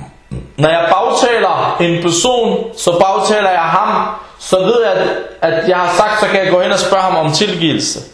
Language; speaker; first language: Danish; early bilingual, other home language; Arabic